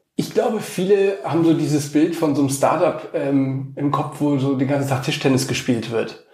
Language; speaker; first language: German; native; German